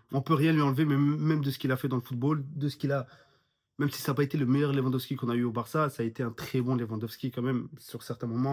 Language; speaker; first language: French; native; French